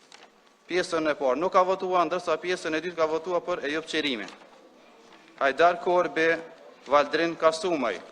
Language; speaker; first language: Albanian; native; Albanian